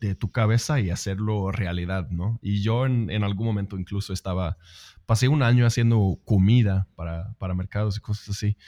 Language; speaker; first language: Spanish; non-native, fluent; Swedish